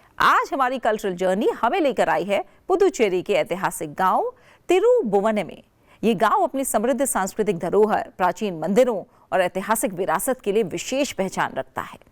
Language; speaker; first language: Hindi; native; Hindi